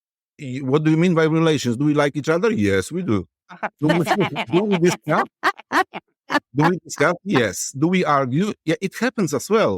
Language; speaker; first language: English; non-native, fluent; Polish